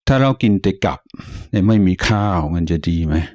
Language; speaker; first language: Thai; non-native, fluent; English